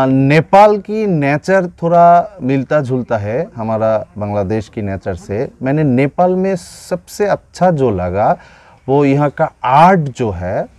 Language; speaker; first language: Hindi; non-native, fluent; Bangla